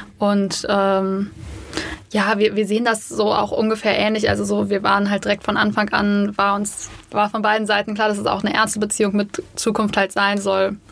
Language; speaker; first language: German; native; German